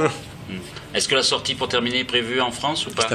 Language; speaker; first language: French; native; French